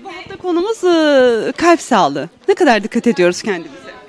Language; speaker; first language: Turkish; native; Turkish